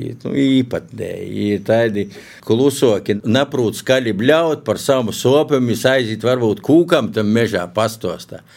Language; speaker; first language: Latvian; native; Latvian